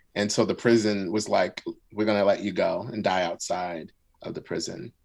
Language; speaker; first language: English; early bilingual, other home language; Arabic